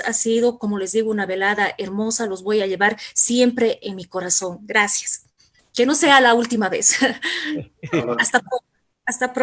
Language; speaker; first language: Spanish; native; Spanish